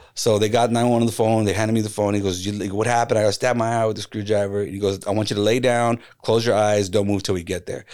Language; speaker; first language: English; native; English